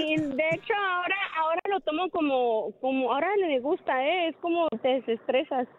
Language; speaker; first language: Spanish; early bilingual, heritage; Spanish